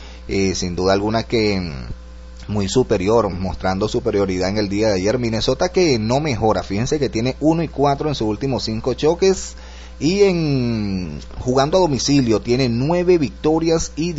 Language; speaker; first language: Spanish; native; Spanish